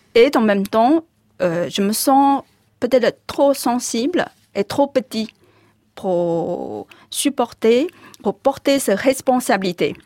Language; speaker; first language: French; non-native, fluent; Chinese